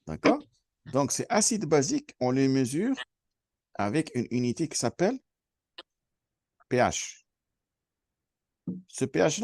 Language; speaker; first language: French; non-native, fluent; Arabic